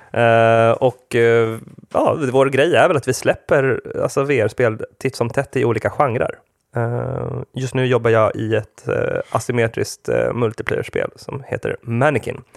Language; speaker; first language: Swedish; early bilingual, other home language; Spanish